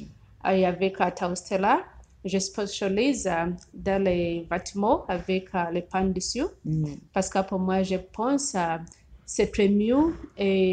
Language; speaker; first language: French; non-native, learner; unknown